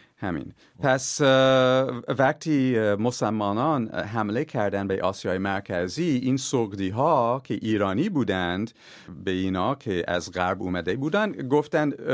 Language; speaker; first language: Persian; non-native, fluent; English